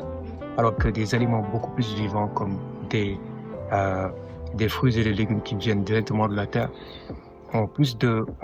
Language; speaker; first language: French; non-native, local second language; Wolof